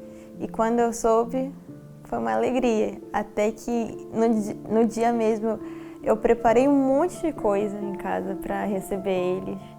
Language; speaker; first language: Portuguese; early bilingual, heritage; Portuguese